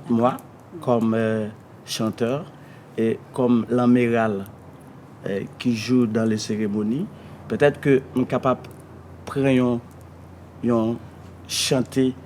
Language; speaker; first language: French; non-native, learner; Haitian Creole